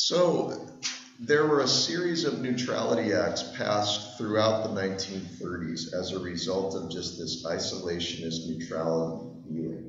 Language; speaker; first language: English; native; English